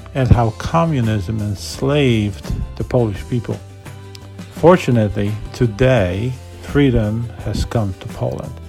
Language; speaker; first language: English; non-native, fluent; Polish